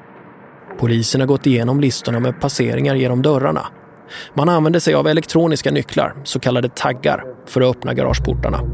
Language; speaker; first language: Swedish; native; Swedish